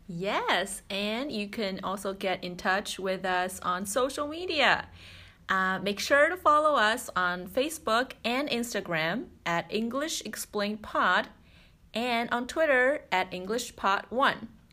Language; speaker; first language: English; non-native, fluent; Chinese